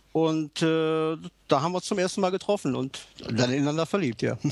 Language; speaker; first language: German; native; German